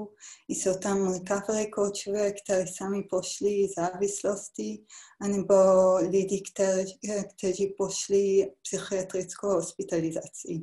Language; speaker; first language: Czech; non-native, fluent; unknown